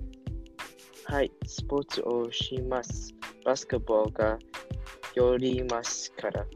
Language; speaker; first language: Japanese; non-native, learner; English